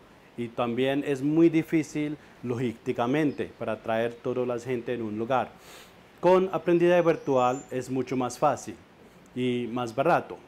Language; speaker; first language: Spanish; non-native, learner; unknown